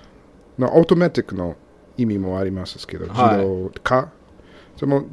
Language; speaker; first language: Japanese; non-native, learner; English